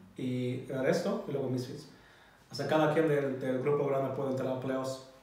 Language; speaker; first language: Spanish; non-native, learner; German